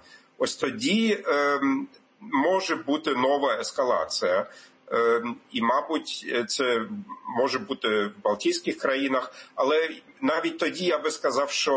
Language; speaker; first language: Ukrainian; non-native, fluent; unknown